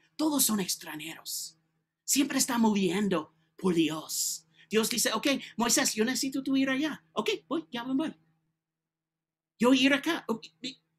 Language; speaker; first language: Spanish; non-native, learner; English